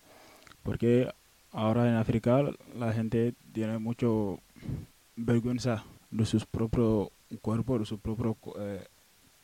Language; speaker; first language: Spanish; non-native, local second language; Wolof